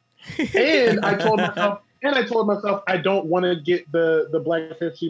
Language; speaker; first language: English; native; English